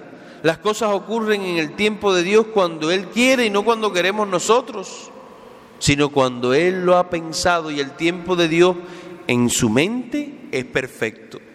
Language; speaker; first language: Spanish; native; Spanish